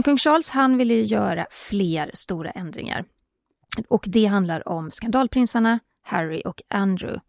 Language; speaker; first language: Swedish; native; Swedish